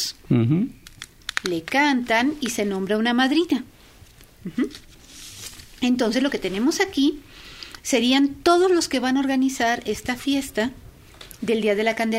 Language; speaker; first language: Spanish; native; Spanish